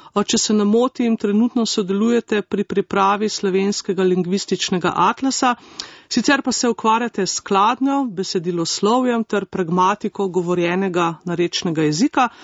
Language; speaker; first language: Slovenian; native; Slovenian